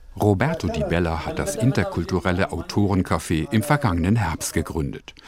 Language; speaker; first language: German; native; German